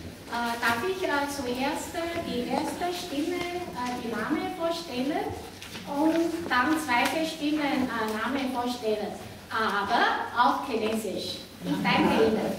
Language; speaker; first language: German; non-native, learner; Chinese